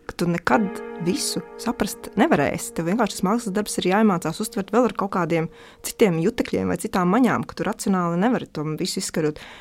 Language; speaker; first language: Latvian; native; Latvian